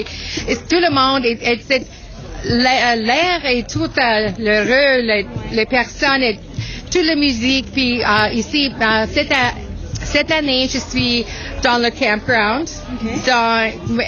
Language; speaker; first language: French; non-native, local second language; English